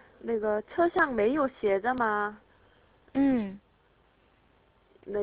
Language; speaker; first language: Chinese; non-native, learner; Korean